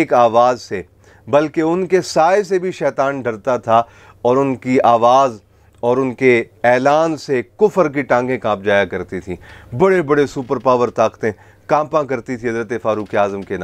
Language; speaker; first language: Urdu; native; Urdu